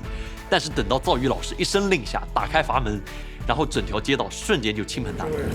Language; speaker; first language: Chinese; native; Chinese